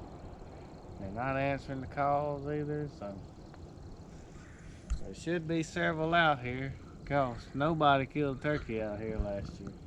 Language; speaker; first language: English; native; English